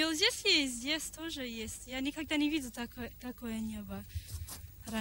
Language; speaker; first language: Russian; non-native, fluent; English